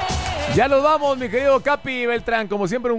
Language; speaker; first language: Spanish; native; Spanish